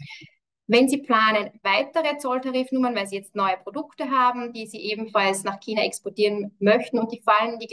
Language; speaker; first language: German; native; German